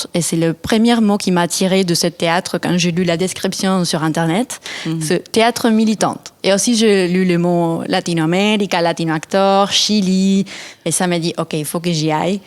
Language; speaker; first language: French; non-native, fluent; Spanish